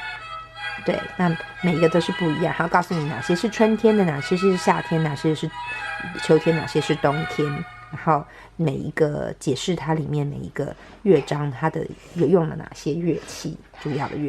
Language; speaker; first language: Chinese; native; Chinese